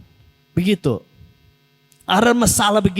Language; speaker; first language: Indonesian; non-native, learner; English